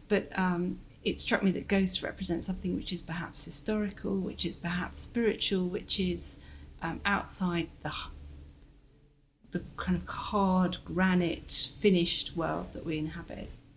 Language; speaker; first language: English; native; English